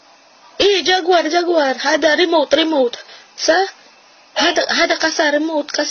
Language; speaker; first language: Arabic; non-native, learner; Filipino